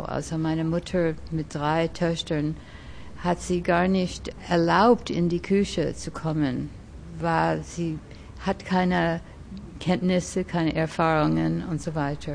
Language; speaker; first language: German; early bilingual, other home language; French